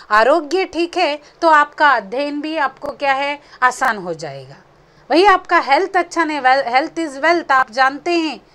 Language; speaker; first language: Hindi; non-native, local second language; Konkani